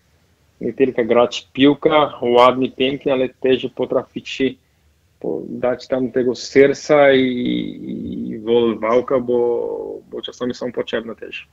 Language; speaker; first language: Polish; non-native, fluent; Portuguese